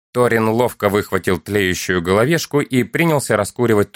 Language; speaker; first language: Russian; native; Russian